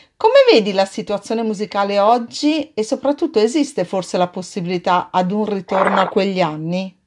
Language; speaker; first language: Italian; native; Italian